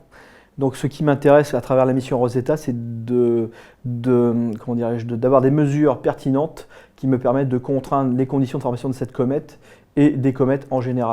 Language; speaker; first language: French; native; French